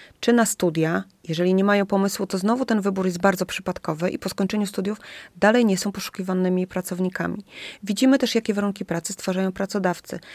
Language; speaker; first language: Polish; native; Polish